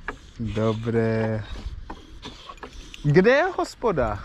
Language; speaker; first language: Czech; non-native, learner; English